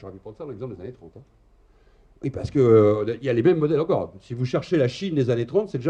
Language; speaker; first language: French; native; French